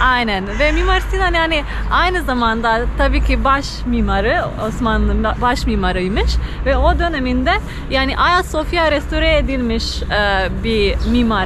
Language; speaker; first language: Turkish; non-native, fluent; Slovenian